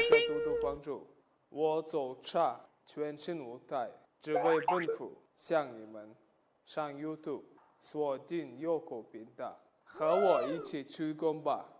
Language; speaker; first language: Chinese; non-native, learner; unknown